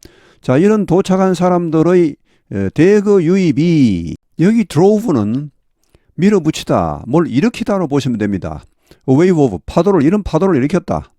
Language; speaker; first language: Korean; native; Korean